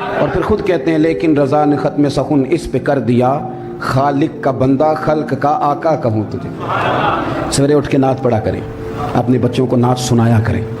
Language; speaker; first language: Urdu; non-native, local second language; Punjabi